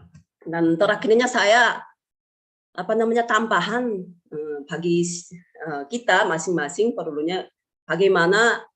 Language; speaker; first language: Indonesian; non-native, fluent; Korean